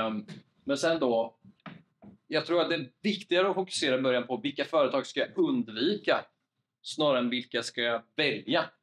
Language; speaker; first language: Swedish; native; Swedish